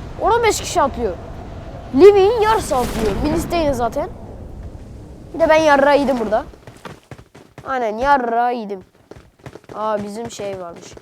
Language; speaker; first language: Turkish; native; Turkish